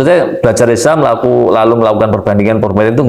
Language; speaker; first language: Malay; native; Malay